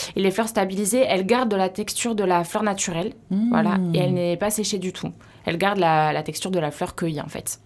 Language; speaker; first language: French; native; French